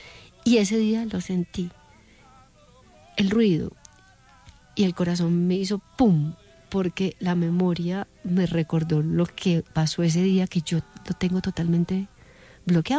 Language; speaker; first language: Spanish; native; Spanish